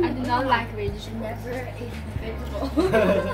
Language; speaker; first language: English; non-native, learner; Chinese